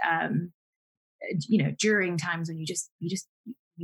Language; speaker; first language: English; native; English